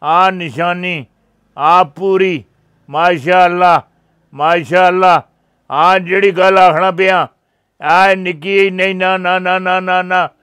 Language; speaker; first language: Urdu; non-native, local second language; Punjabi